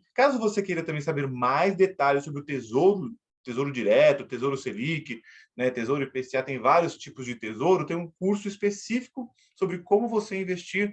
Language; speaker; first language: Portuguese; native; Portuguese